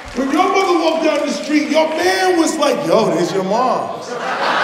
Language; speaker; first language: English; native; English